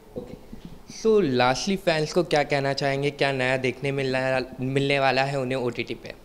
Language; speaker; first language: Hindi; native; Hindi